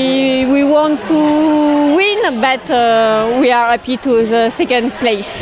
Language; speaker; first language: English; non-native, learner; French